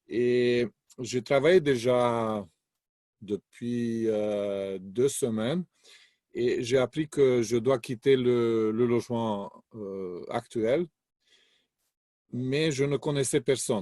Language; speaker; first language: French; non-native, fluent; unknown